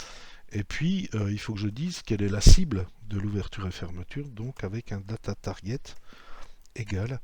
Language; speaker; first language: French; native; French